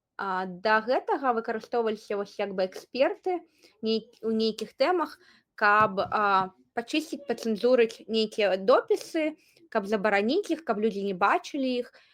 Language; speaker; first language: Belarusian; native; Belarusian